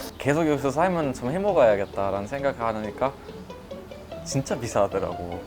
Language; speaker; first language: Korean; non-native, fluent; German